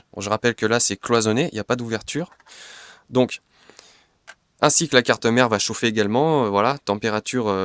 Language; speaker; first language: French; native; French